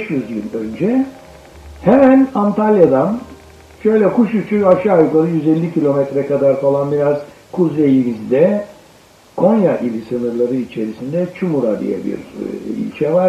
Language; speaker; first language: Turkish; native; Turkish